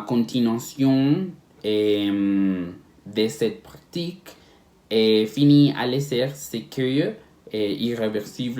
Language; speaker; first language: French; non-native, learner; Spanish